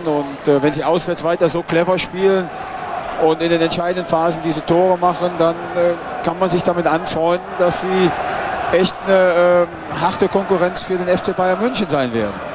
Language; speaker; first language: German; native; German